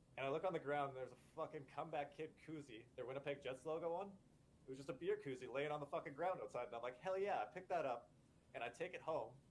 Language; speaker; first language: English; native; English